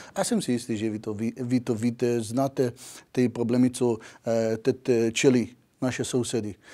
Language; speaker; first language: Czech; non-native, learner; Hebrew